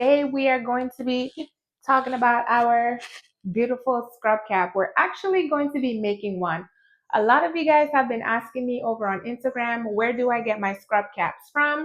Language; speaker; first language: English; native; English